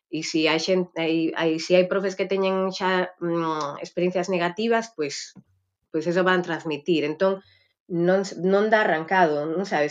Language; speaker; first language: Galician; native; Galician